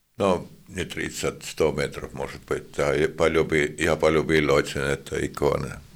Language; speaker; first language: Russian; non-native, local second language; Lithuanian